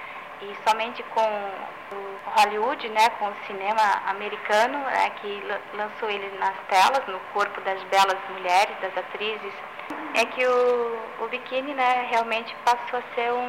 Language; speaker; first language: Portuguese; native; Portuguese